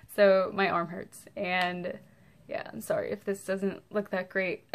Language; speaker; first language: English; early bilingual, other home language; Spanish